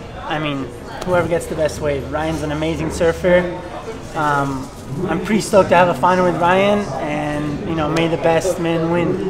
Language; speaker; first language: English; non-native, fluent; Italian